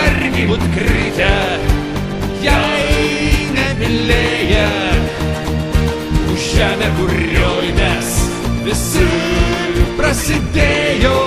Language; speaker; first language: Lithuanian; native; Lithuanian